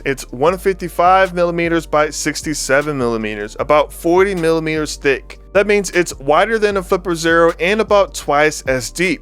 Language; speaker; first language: English; native; English